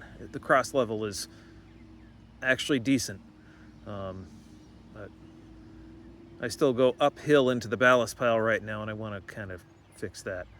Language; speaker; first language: English; native; English